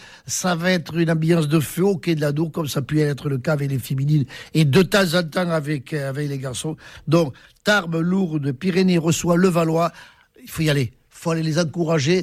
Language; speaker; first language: French; native; French